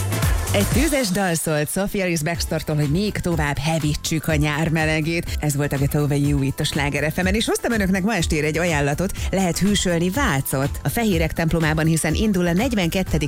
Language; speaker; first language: Hungarian; native; Hungarian